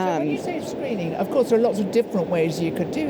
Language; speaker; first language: English; native; English